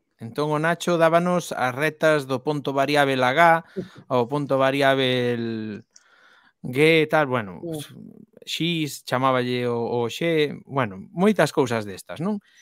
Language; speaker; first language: Galician; native; Galician